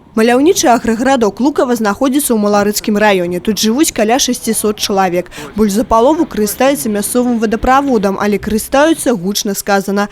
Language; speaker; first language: Belarusian; native; Belarusian